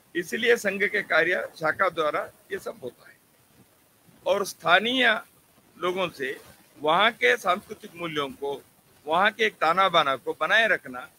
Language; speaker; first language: Hindi; non-native, local second language; Kannada